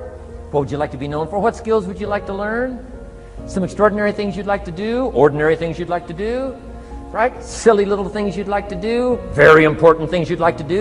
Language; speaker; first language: English; native; English